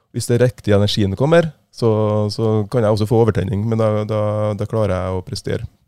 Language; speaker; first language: Norwegian; native; Norwegian